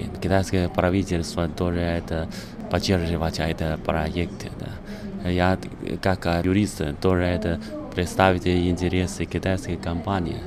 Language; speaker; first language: Russian; non-native, learner; Chinese